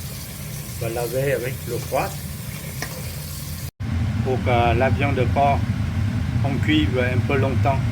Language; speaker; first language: French; non-native, learner; Vietnamese